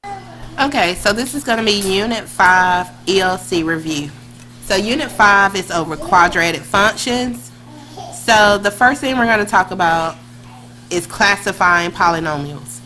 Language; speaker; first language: English; native; English